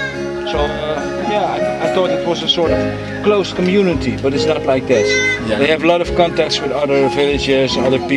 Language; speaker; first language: English; non-native, fluent; Dutch